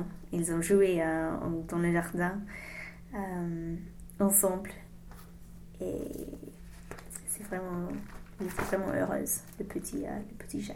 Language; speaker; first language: French; non-native, learner; English